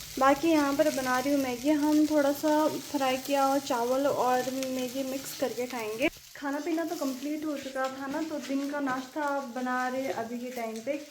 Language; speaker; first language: Hindi; non-native, local second language; Nepali